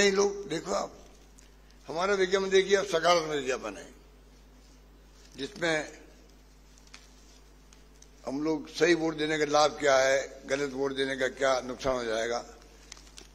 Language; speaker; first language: Hindi; native; Hindi